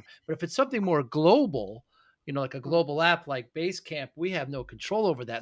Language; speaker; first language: English; native; English